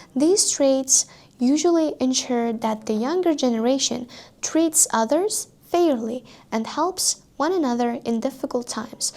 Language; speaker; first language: English; non-native, fluent; Uzbek